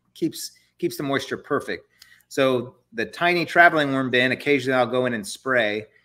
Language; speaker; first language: English; native; English